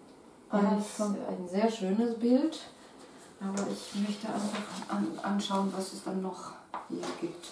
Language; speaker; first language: German; non-native, fluent; Russian